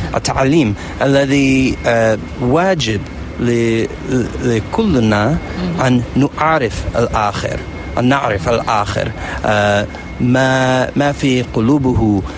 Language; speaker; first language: Arabic; non-native, learner; English